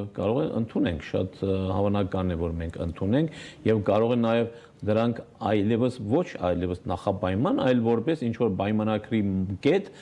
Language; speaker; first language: Armenian; native; Armenian